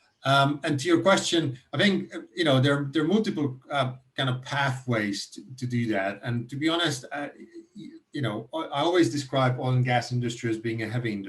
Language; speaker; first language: English; non-native, fluent; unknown